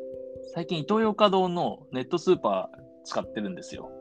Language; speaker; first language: Japanese; native; Japanese